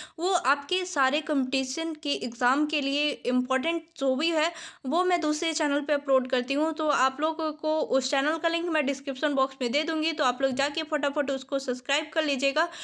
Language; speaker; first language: Hindi; native; Hindi